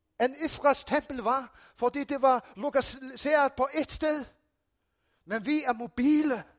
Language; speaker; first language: Danish; non-native, local second language; Faroese